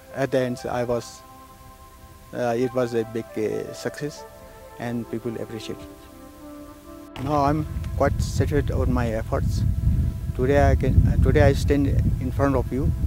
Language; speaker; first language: English; non-native, local second language; Ladakhi